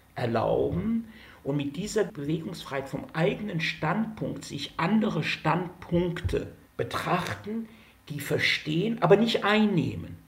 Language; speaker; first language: German; native; German